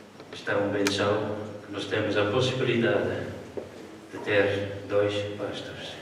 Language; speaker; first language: Portuguese; non-native, learner; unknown